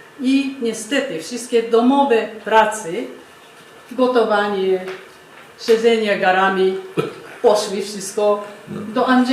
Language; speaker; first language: Polish; non-native, fluent; Japanese